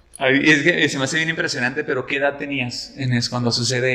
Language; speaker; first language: Spanish; native; Spanish